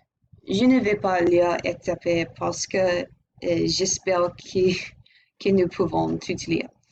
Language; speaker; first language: French; non-native, learner; English